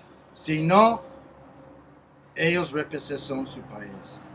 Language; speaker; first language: Spanish; non-native, learner; English